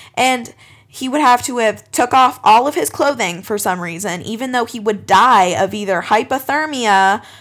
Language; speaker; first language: English; native; English